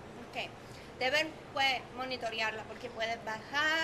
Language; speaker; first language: Spanish; non-native, fluent; Italian